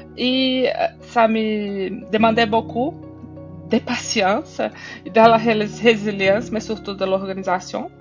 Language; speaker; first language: French; non-native, fluent; Portuguese